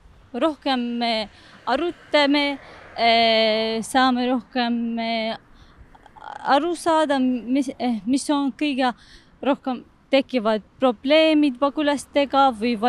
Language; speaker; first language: Estonian; non-native, learner; Arabic